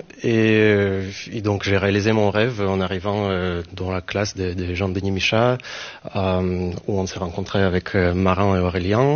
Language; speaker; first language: French; non-native, fluent; Ukrainian